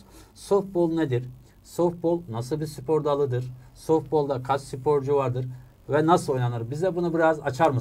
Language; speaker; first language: Turkish; native; Turkish